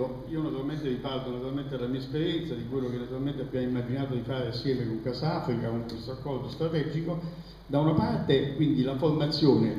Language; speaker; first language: Italian; native; Italian